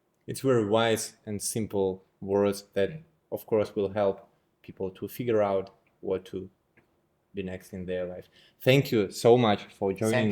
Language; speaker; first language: English; non-native, fluent; Russian